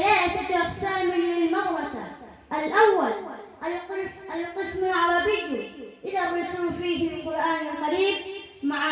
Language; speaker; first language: Arabic; non-native, learner; Bangla